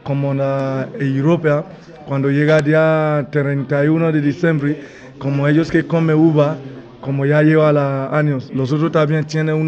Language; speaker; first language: Spanish; non-native, learner; Bini